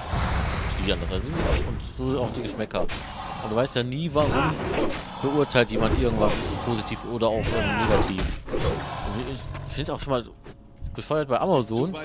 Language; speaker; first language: German; native; German